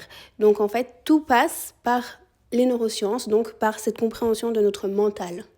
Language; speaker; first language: French; early bilingual, other home language; Spanish